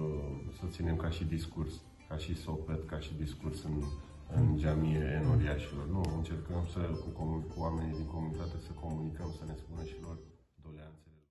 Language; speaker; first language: Romanian; non-native, local second language; Crimean Tatar